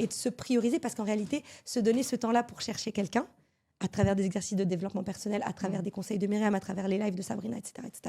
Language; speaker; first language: French; native; French